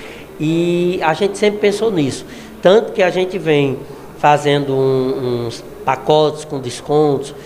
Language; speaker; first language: Portuguese; native; Portuguese